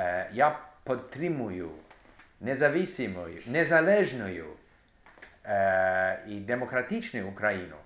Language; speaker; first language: Ukrainian; non-native, learner; English